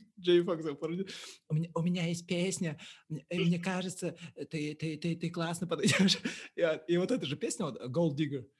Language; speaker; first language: Russian; non-native, local second language; Kazakh